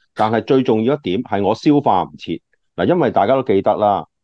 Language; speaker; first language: Cantonese; native; Cantonese